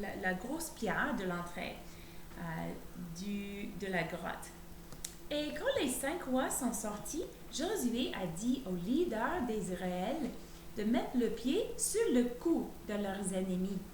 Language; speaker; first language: French; native; French